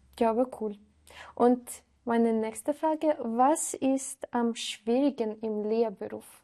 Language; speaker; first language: German; non-native, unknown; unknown